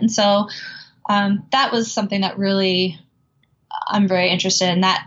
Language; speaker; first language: English; native; English